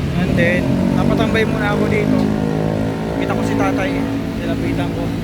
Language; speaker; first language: Filipino; native; Filipino